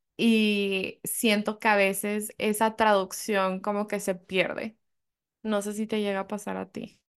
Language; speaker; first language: Spanish; early bilingual, heritage; Spanish